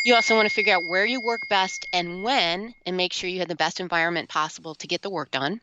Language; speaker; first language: English; native; English